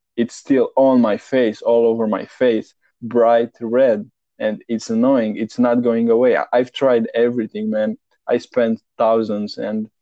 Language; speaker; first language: English; non-native, fluent; Romanian